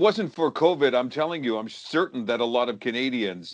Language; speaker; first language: English; native; English